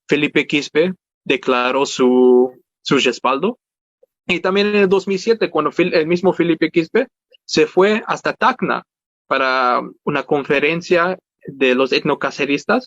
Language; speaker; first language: Spanish; early bilingual, heritage; Spanish